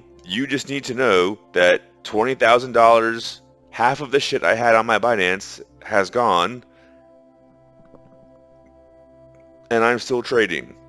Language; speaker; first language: English; native; English